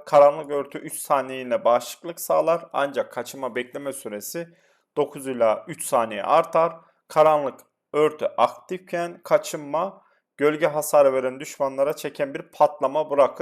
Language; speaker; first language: Turkish; native; Turkish